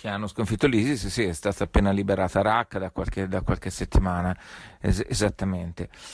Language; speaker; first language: Italian; native; Italian